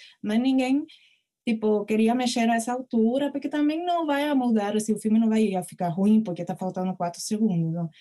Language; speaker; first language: Portuguese; non-native, fluent; Spanish